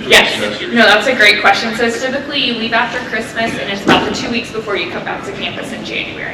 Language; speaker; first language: English; native; English